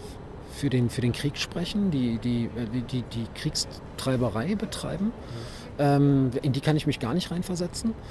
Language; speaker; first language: German; native; German